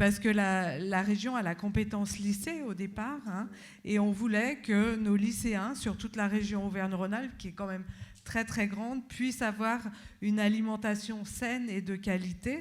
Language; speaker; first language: French; native; French